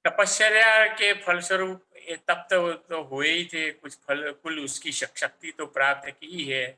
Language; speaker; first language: Hindi; non-native, local second language; Gujarati